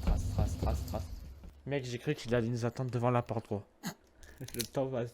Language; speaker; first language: French; native; French